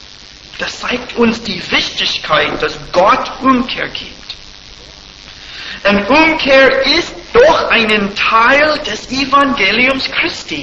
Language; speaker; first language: German; non-native, fluent; English